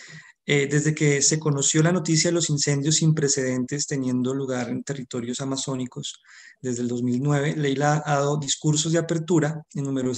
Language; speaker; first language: Spanish; native; Spanish